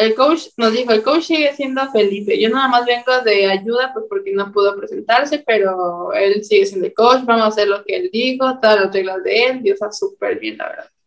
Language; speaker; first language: Spanish; native; Spanish